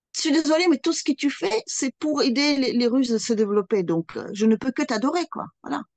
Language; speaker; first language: French; non-native, fluent; Russian